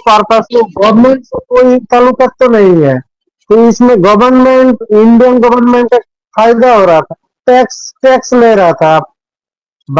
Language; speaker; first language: Hindi; non-native, fluent; Bangla